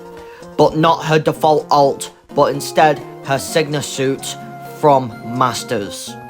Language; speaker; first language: English; native; English